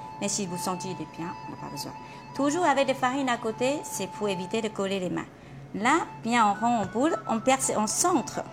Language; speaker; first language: French; non-native, fluent; Chinese